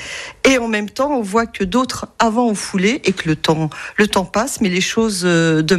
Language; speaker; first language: French; native; French